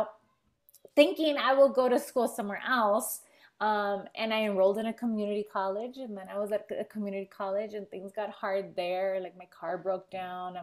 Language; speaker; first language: English; native; English